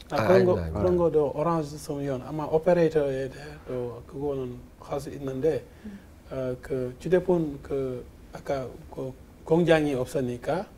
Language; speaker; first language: Korean; non-native, learner; French